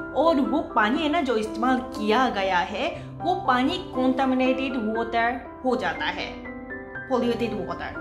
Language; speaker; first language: Hindi; non-native, fluent; Japanese